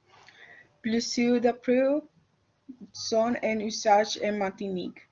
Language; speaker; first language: French; non-native, learner; Spanish